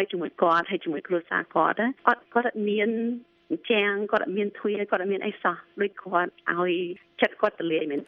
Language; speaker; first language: Khmer; early bilingual, heritage; Khmer